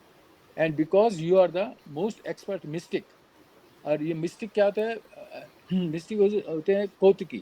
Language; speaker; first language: Hindi; native; Hindi